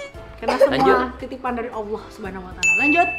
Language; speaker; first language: Indonesian; native; Indonesian